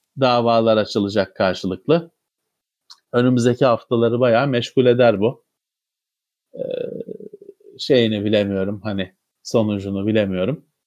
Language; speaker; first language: Turkish; native; Turkish